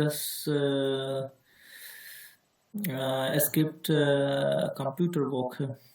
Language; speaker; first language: German; non-native, learner; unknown